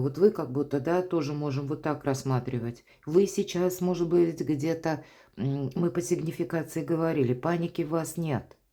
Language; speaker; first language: Russian; native; Russian